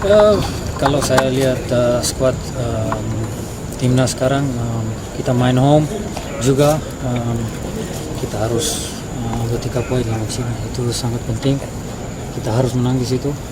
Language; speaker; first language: Indonesian; non-native, fluent; Dutch